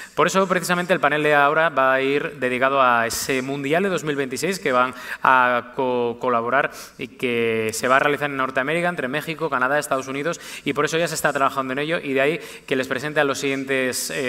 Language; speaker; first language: Spanish; native; Spanish